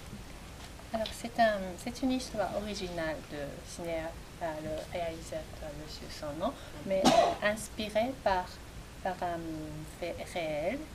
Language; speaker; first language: French; non-native, fluent; Japanese